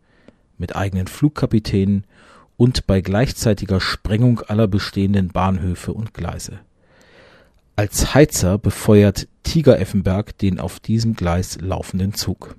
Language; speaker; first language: German; native; German